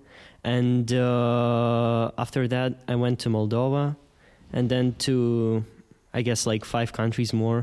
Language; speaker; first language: English; non-native, fluent; Ukrainian